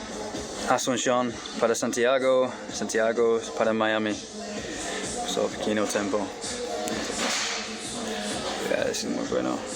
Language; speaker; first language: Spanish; non-native, learner; English